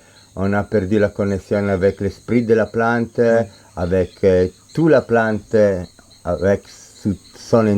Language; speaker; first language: French; non-native, fluent; Spanish